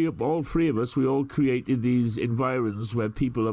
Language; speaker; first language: English; native; English